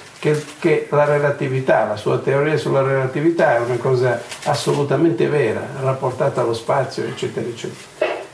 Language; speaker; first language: Italian; non-native, fluent; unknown